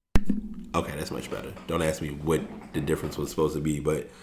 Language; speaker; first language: English; native; English